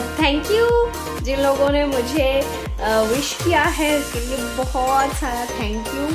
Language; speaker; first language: Hindi; non-native, local second language; Bangla